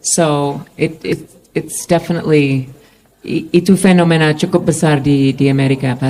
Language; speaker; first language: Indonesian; non-native, fluent; English